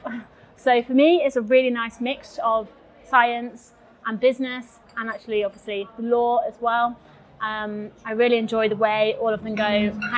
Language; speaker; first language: English; native; English